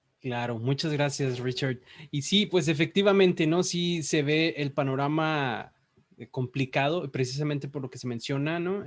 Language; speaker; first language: Spanish; native; Spanish